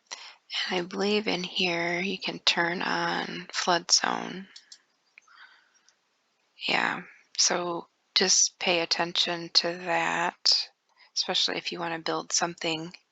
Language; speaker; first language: English; native; English